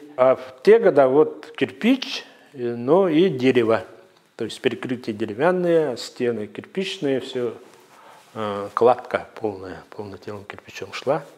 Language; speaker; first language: Russian; native; Russian